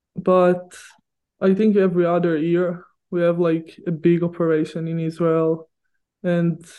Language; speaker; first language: English; non-native, fluent; Hebrew